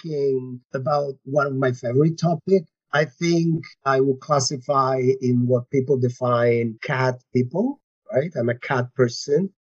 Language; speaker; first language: English; non-native, fluent; Italian